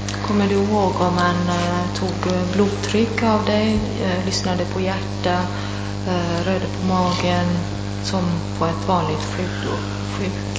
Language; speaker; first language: Swedish; non-native, fluent; Italian